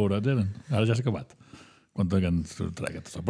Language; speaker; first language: Catalan; native; Catalan